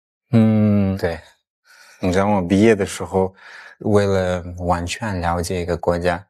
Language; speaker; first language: Chinese; non-native, fluent; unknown